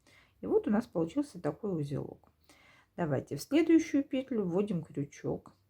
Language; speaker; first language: Russian; native; Russian